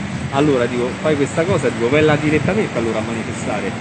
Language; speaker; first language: Italian; native; Italian